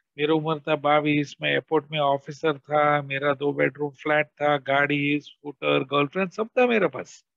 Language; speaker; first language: Hindi; non-native, local second language; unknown